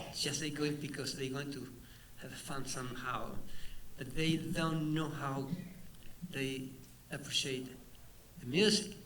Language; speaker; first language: English; non-native, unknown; Spanish